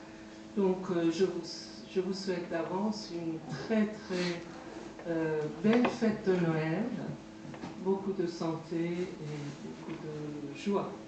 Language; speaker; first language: French; non-native, fluent; Persian